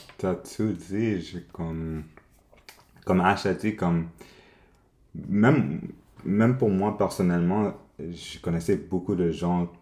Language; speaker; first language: French; early bilingual, other home language; English